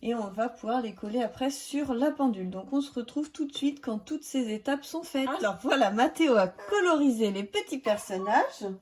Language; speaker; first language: French; native; French